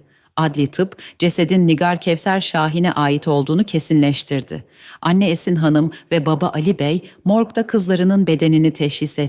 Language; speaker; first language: Turkish; native; Turkish